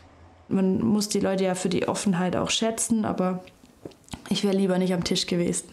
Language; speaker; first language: German; native; German